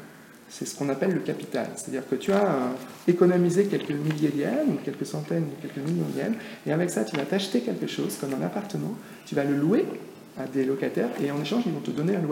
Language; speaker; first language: French; native; French